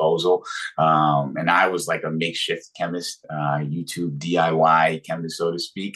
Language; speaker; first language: English; native; English